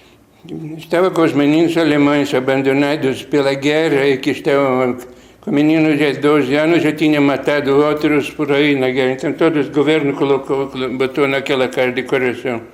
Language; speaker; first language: Portuguese; non-native, fluent; Lithuanian